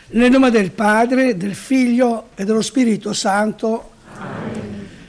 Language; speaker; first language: Italian; native; Italian